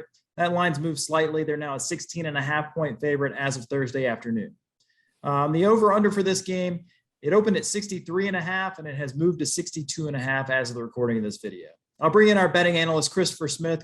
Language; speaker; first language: English; native; English